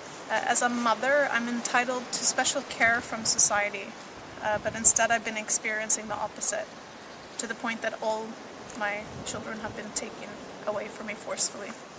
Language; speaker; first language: English; early bilingual, other home language; Arabic